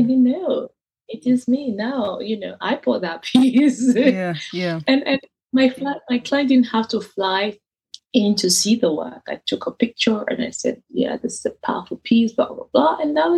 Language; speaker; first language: English; non-native, local second language; Igbo